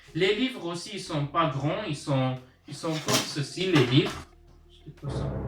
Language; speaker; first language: French; early bilingual, other home language; Armenian